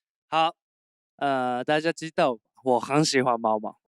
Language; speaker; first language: Chinese; non-native, learner; Japanese